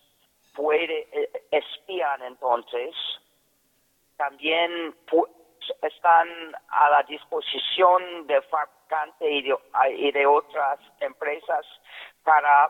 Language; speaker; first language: Spanish; non-native, fluent; English